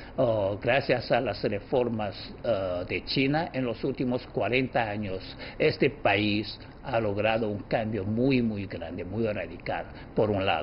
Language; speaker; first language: Spanish; non-native, fluent; Chinese